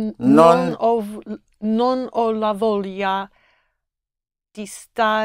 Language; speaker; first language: Italian; non-native, learner; English